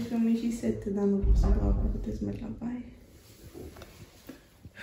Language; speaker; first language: Romanian; native; Romanian